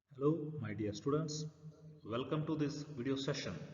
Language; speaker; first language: English; non-native, local second language; Kannada